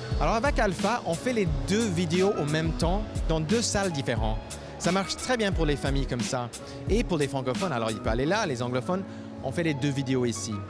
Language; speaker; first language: French; non-native, local second language; English